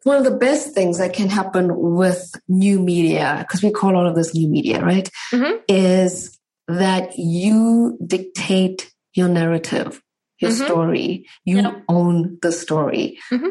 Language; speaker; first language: English; native; English